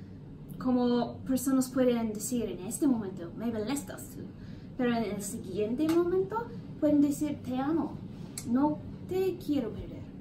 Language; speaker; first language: Spanish; non-native, learner; English